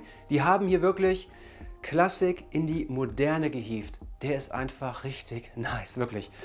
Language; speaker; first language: German; native; German